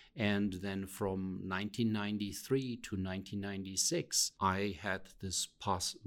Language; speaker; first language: English; non-native, fluent; German